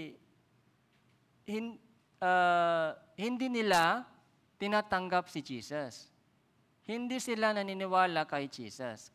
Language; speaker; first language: Filipino; non-native, fluent; Korean